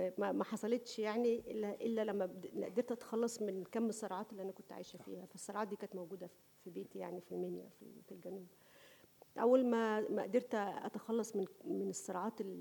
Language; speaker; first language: Arabic; native; Arabic